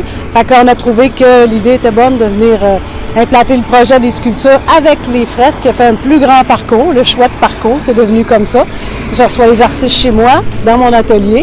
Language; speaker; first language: French; native; French